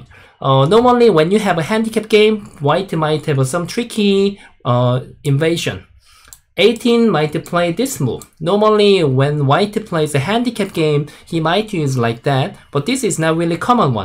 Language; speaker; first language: English; non-native, fluent; Korean